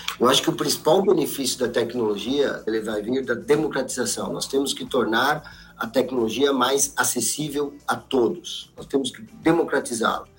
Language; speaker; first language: Portuguese; native; Portuguese